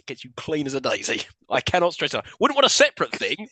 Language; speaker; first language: English; native; English